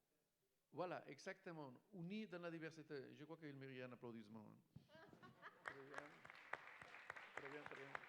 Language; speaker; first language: French; non-native, fluent; Spanish